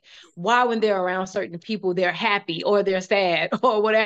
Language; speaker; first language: English; native; English